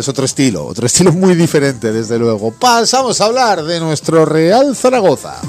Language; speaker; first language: Spanish; native; Spanish